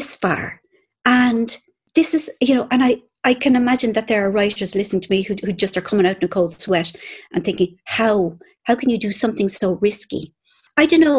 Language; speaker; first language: English; native; English